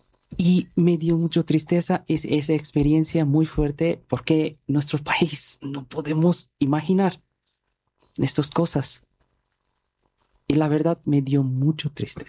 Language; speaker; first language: Spanish; non-native, learner; Bangla